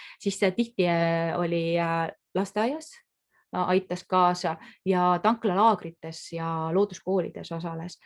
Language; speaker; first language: Estonian; native; Estonian